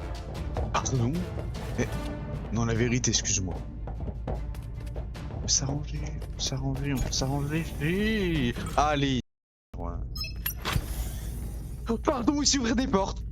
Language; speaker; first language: French; native; French